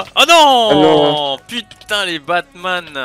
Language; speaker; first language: French; native; French